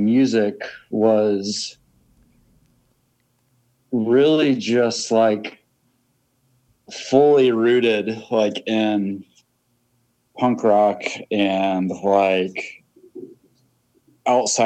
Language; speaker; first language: English; native; English